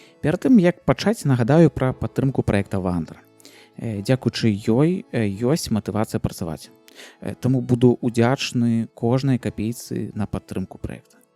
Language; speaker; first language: Belarusian; non-native, local second language; Russian